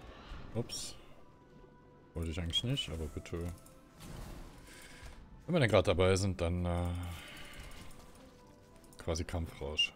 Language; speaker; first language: German; native; German